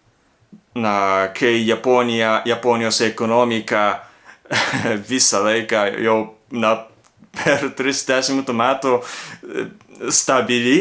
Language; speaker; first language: Lithuanian; non-native, learner; Japanese